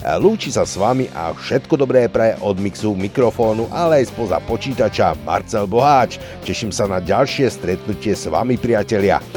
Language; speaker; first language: Slovak; native; Slovak